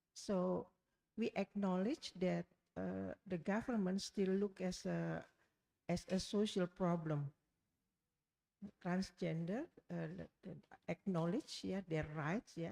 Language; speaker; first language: English; non-native, learner; Indonesian